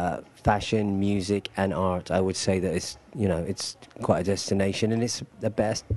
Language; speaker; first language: English; native; English